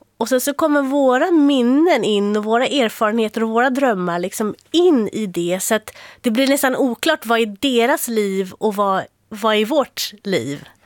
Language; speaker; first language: Swedish; native; Swedish